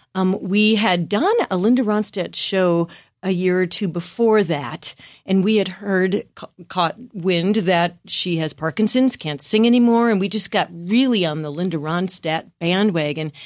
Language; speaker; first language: English; native; English